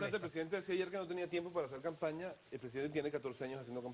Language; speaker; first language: Spanish; native; Spanish